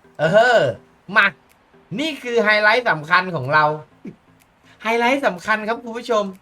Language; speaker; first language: Thai; native; Thai